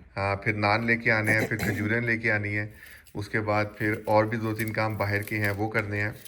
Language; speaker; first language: Urdu; native; Urdu